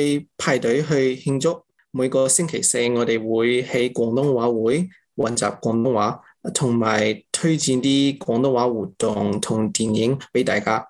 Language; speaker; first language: Cantonese; early bilingual, heritage; English